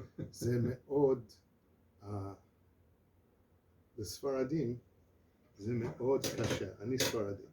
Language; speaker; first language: Hebrew; non-native, learner; English